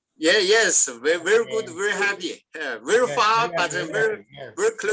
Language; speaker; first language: English; non-native, learner; Chinese